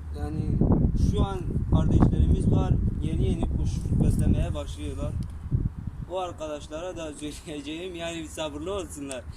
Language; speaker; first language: Turkish; native; Turkish